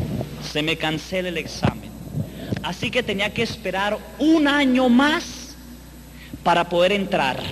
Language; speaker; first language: Spanish; native; Spanish